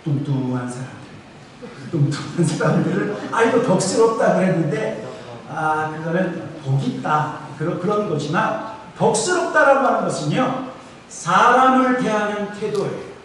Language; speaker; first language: Korean; native; Korean